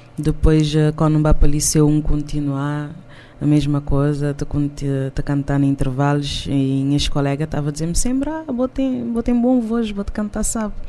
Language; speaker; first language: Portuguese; non-native, local second language; Kabuverdianu